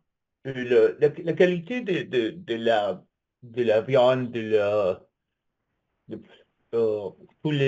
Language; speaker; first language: French; non-native, learner; English